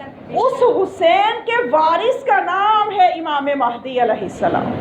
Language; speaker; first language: Urdu; native; Urdu